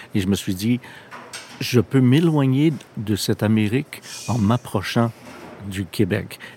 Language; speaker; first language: French; non-native, local second language; English